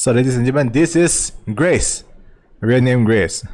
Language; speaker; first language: English; non-native, local second language; Chinese